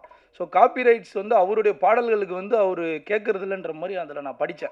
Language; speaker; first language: Tamil; native; Tamil